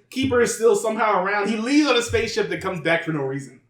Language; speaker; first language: English; native; English